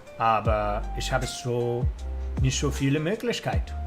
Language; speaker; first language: German; non-native, learner; English